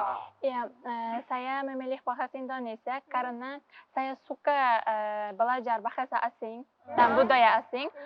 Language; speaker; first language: Indonesian; non-native, learner; Uzbek